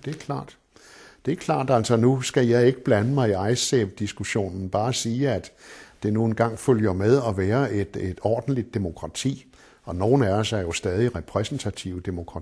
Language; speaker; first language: Danish; native; Danish